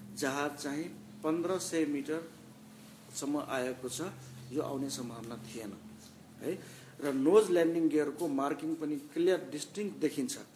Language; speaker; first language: Nepali; non-native, local second language; Maithili